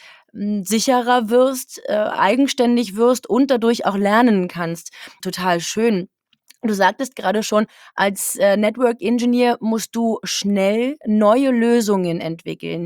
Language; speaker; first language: German; native; German